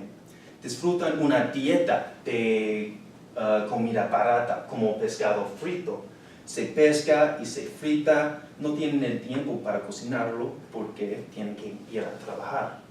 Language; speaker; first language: Spanish; non-native, learner; English